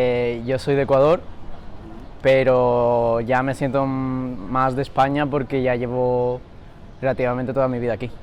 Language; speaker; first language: Spanish; early bilingual, other home language; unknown